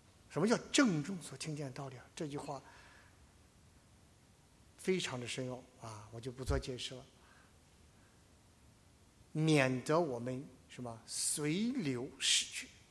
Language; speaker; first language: Chinese; native; Chinese